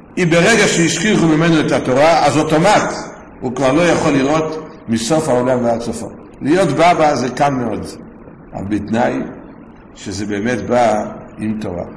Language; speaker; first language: Hebrew; native; Hebrew